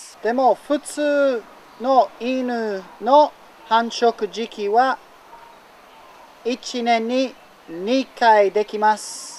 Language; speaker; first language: Japanese; non-native, learner; English